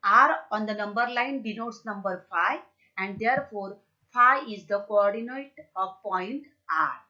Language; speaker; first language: English; non-native, local second language; Marathi